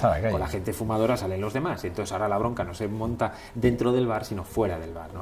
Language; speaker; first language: Spanish; native; Spanish